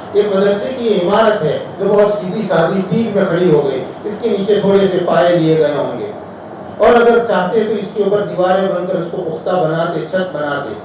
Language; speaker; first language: Urdu; non-native, local second language; Gujarati